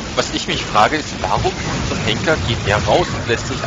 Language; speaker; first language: German; native; German